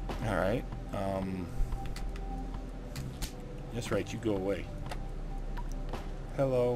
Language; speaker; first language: English; native; English